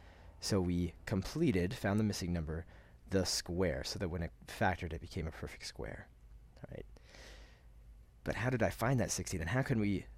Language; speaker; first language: English; native; English